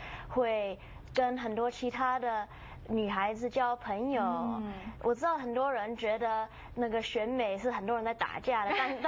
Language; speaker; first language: Chinese; early bilingual, heritage; Chinese